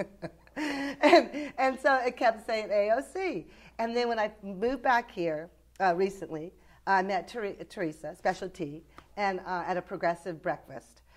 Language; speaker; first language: English; native; English